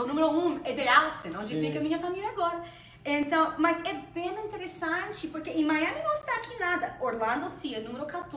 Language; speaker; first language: Portuguese; non-native, fluent; Spanish